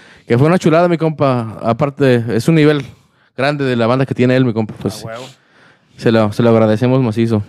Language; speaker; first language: Spanish; early bilingual, other home language; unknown